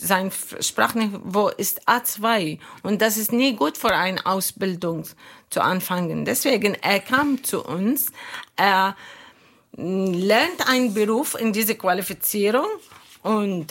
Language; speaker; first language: German; non-native, local second language; Arabic